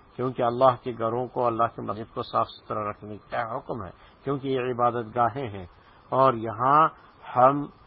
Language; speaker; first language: Urdu; native; Urdu